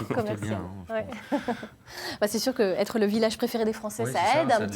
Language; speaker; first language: French; native; French